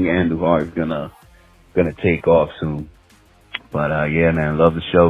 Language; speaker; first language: English; native; English